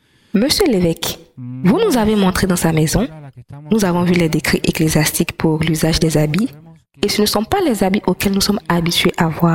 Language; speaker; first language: French; non-native, fluent; Spanish